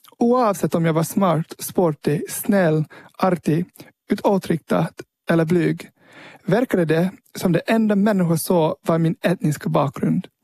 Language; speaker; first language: Swedish; early bilingual, heritage; Swedish